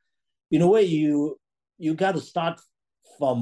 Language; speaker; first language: English; non-native, local second language; Cantonese